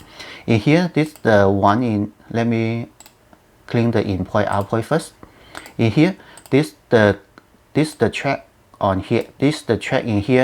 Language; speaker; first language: English; non-native, learner; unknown